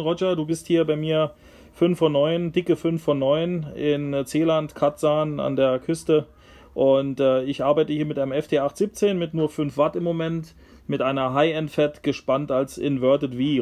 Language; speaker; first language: German; native; German